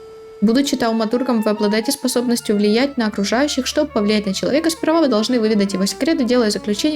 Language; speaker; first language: Russian; native; Russian